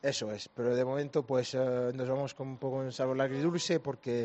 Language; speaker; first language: Spanish; native; Spanish